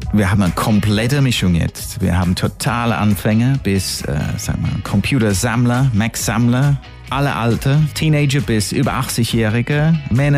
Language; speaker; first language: German; non-native, fluent; English